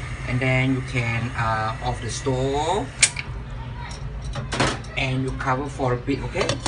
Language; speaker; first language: English; non-native, local second language; Malay